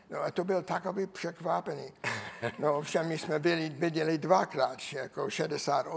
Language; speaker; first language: Czech; non-native, learner; English